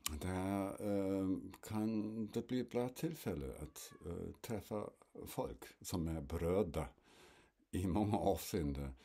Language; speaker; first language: Swedish; non-native, fluent; German